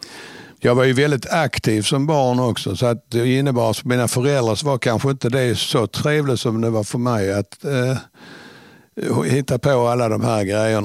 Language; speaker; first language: Swedish; native; Swedish